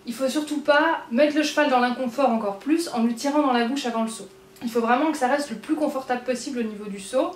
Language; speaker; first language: French; native; French